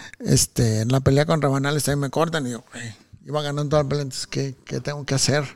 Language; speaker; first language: Spanish; native; Spanish